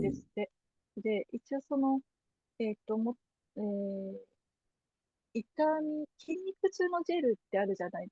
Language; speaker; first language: Japanese; native; Japanese